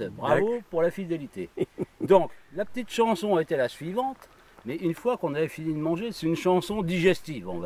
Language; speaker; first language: French; native; French